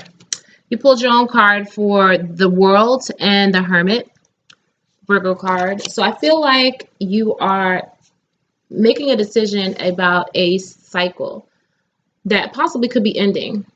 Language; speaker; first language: English; native; English